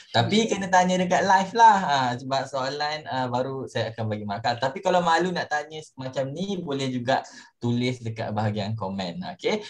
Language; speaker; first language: Malay; native; Malay